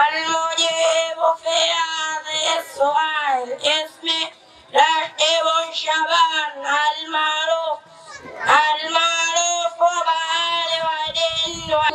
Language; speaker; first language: Arabic; non-native, learner; Swahili